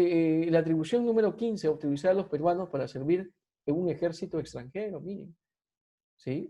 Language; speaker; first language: Spanish; native; Spanish